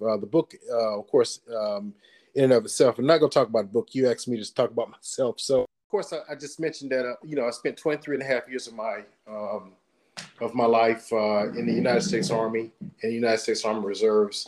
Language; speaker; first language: English; native; English